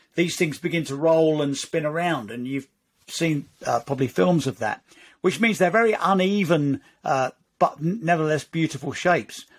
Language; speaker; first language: English; native; English